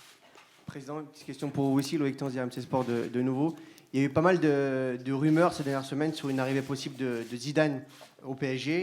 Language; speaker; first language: French; native; French